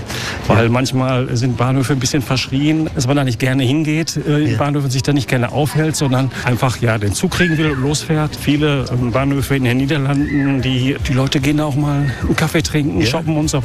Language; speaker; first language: German; native; German